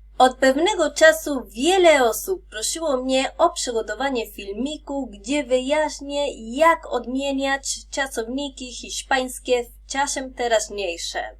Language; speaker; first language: Polish; non-native, fluent; Spanish